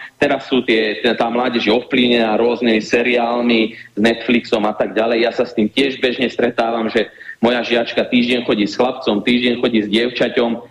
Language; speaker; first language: Slovak; native; Slovak